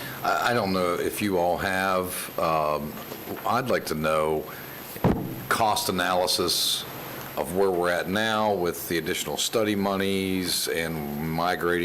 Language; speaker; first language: English; native; English